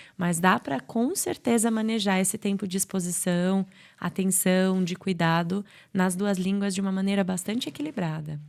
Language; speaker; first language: Portuguese; native; Portuguese